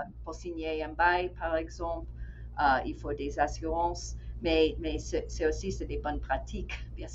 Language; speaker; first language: French; non-native, fluent; English